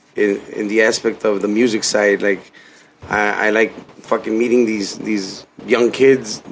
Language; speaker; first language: English; early bilingual, other home language; Spanish